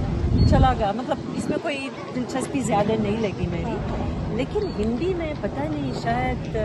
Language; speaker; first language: Hindi; non-native, fluent; Lithuanian